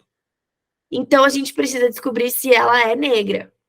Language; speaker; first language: Portuguese; native; Portuguese